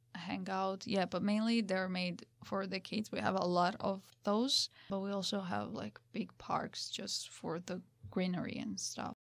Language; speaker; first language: English; non-native, fluent; Georgian